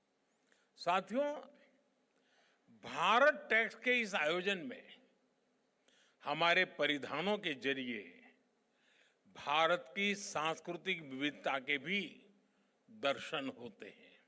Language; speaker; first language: Hindi; non-native, local second language; Gujarati